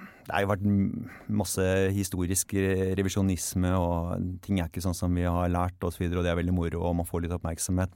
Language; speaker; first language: Norwegian; native; Norwegian